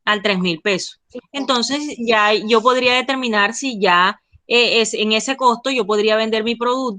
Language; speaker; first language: Spanish; native; Spanish